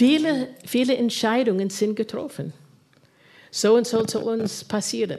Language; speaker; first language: German; non-native, fluent; English